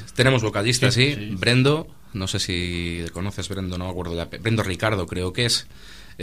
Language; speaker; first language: Spanish; native; Spanish